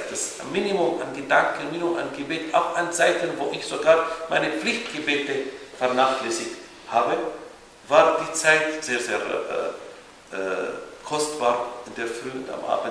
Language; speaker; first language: German; non-native, fluent; Arabic